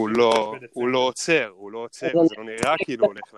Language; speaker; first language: Hebrew; native; Hebrew